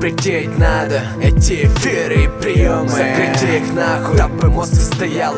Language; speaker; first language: Russian; native; Russian